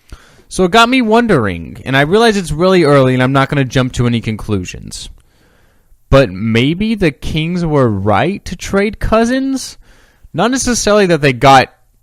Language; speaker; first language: English; native; English